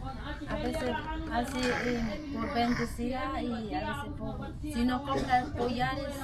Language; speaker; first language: Spanish; non-native, local second language; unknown